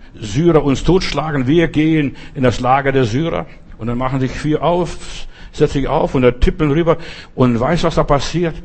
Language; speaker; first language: German; non-native, fluent; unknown